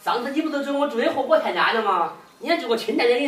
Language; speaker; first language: Chinese; native; Chinese